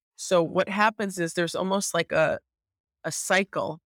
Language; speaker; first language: English; native; English